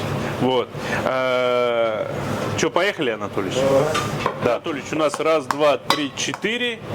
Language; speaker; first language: Russian; native; Russian